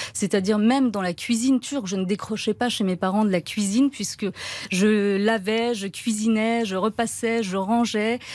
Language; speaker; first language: French; early bilingual, other home language; Turkish